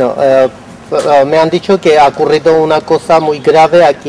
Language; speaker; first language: Spanish; non-native, fluent; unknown